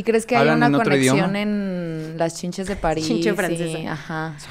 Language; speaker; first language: Spanish; native; Spanish